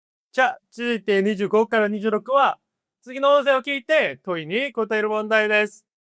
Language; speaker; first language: Japanese; non-native, fluent; Korean